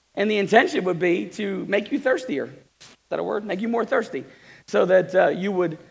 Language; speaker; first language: English; native; English